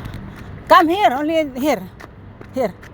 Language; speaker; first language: English; non-native, learner; Filipino